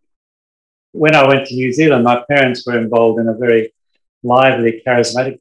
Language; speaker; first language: English; native; English